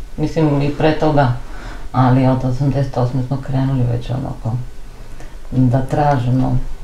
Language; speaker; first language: Serbian; non-native, fluent; Armenian